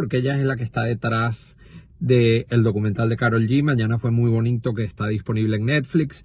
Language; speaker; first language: Spanish; native; Spanish